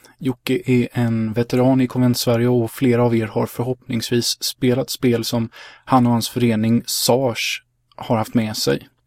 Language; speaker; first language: Swedish; early bilingual, other home language; Hungarian